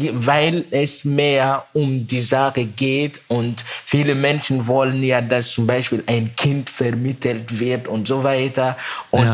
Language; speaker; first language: German; non-native, fluent; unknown